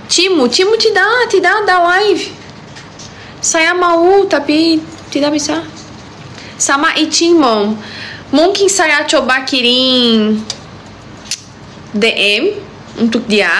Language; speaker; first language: Indonesian; non-native, learner; Portuguese